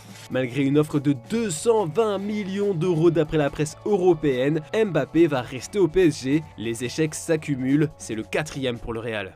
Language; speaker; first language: French; native; French